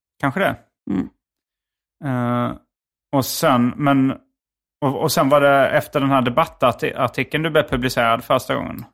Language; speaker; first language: Swedish; native; Swedish